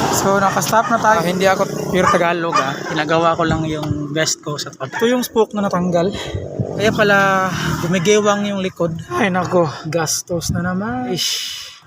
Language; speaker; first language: Filipino; non-native, local second language; Cebuano